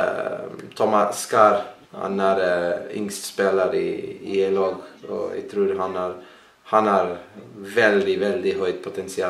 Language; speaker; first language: Norwegian; non-native, learner; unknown